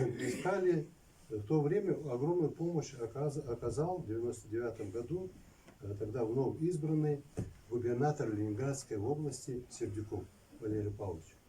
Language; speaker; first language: Russian; non-native, local second language; Lezghian